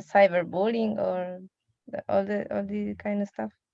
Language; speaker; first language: English; non-native, learner; Spanish